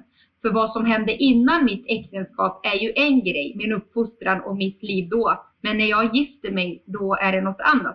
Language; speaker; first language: Swedish; early bilingual, other home language; Bosnian